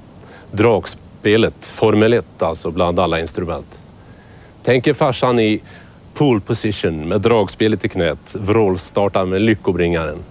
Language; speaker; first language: Swedish; native; Swedish